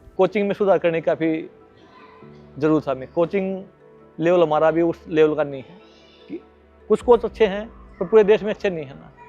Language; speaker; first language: Hindi; native; Hindi